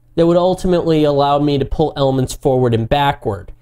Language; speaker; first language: English; native; English